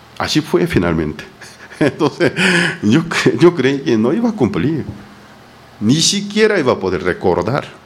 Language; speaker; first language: Spanish; non-native, fluent; Korean